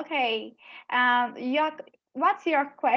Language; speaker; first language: English; non-native, learner; Portuguese